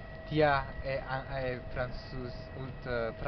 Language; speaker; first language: Bulgarian; non-native, learner; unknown